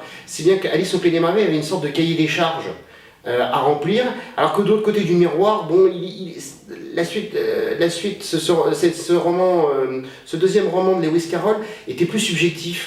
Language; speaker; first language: French; native; French